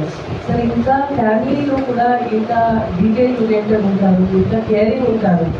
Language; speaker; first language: Telugu; non-native, fluent; Hindi